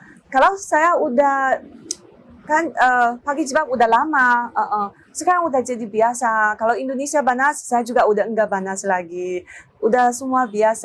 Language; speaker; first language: Indonesian; non-native, learner; Chinese